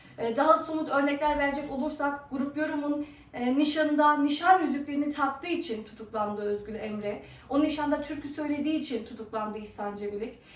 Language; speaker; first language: Turkish; early bilingual, heritage; Turkish